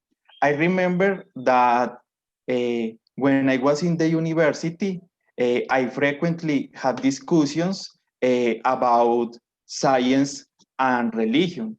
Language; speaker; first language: English; non-native, learner; Spanish